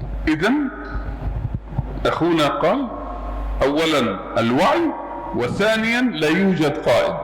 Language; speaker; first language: Arabic; native; Arabic